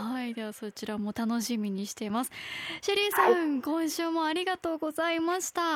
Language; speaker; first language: Japanese; native; Japanese